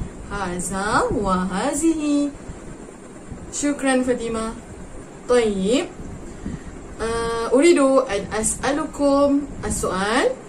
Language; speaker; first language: Arabic; non-native, learner; Malay